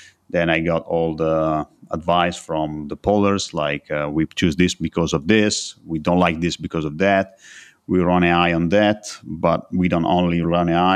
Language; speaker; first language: English; non-native, fluent; Italian